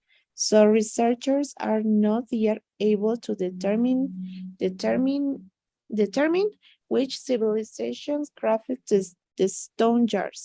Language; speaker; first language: English; non-native, learner; Spanish